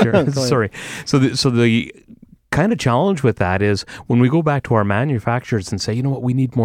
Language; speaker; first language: English; native; English